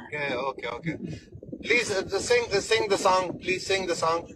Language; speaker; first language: English; non-native, learner; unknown